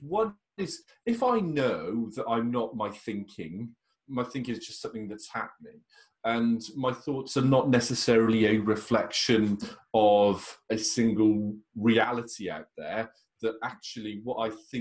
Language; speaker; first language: English; native; English